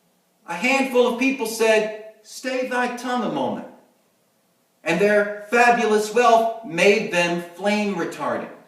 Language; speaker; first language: English; native; English